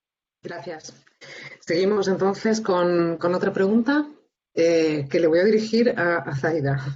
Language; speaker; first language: Spanish; native; Spanish